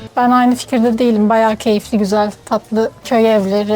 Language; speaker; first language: Turkish; native; Turkish